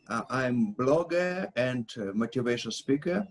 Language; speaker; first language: English; non-native, learner; Russian